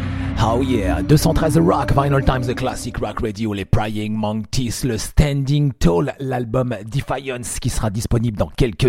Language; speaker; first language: French; native; French